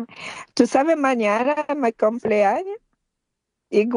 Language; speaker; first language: Spanish; non-native, learner; Haitian Creole